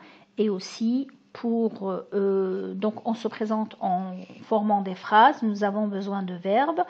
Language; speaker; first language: French; non-native, local second language; Arabic